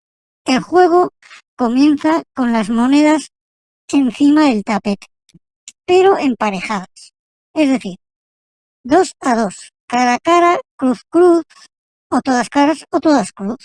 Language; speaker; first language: Spanish; native; Spanish